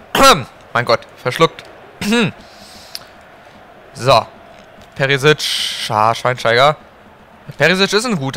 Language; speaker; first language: German; native; German